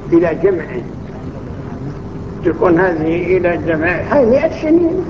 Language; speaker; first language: Arabic; native; Arabic